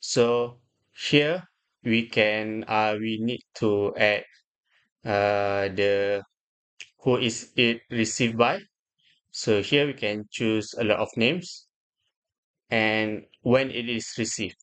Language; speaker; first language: English; non-native, local second language; Malay